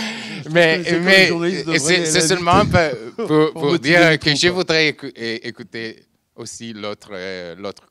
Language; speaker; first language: French; non-native, fluent; Italian